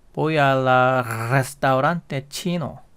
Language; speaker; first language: Spanish; non-native, fluent; Korean